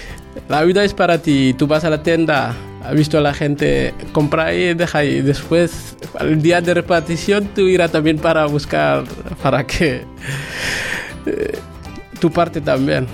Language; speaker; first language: Spanish; non-native, learner; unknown